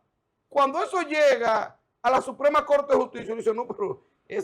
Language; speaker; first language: Spanish; native; Spanish